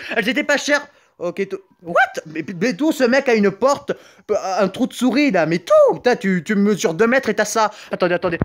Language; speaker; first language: French; native; French